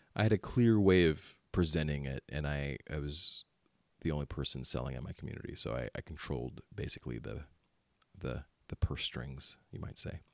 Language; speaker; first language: English; early bilingual, other home language; Filipino